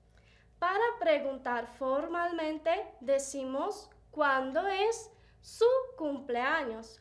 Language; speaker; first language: Spanish; non-native, fluent; Portuguese